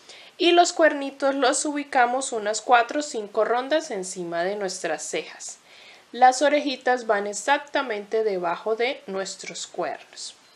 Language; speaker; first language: Spanish; native; Spanish